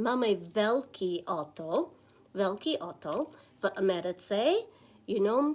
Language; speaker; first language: Czech; non-native, learner; English